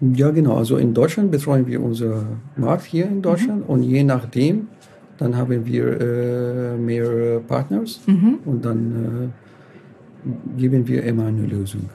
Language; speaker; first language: German; non-native, fluent; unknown